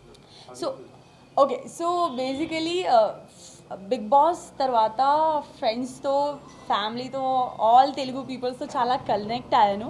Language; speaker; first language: Telugu; non-native, learner; Gujarati